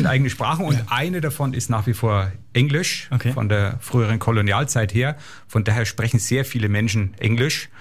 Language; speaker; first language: German; native; German